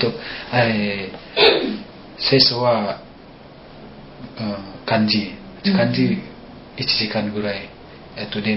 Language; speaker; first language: Japanese; non-native, learner; Indonesian